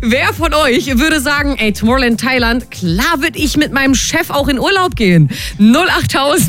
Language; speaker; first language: German; native; German